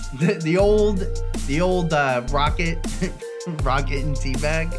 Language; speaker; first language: English; native; English